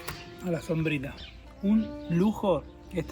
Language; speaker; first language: Spanish; native; Spanish